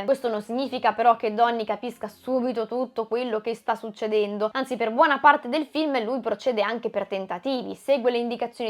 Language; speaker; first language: Italian; native; Italian